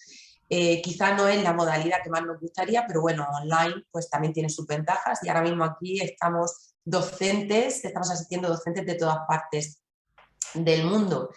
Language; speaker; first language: Spanish; native; Spanish